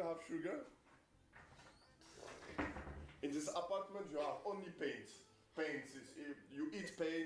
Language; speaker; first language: English; non-native, learner; French